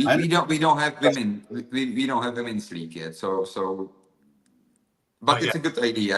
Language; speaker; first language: English; non-native, fluent; Czech